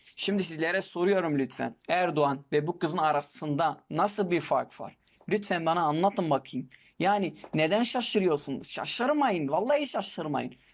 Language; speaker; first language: Turkish; non-native, local second language; Kurdish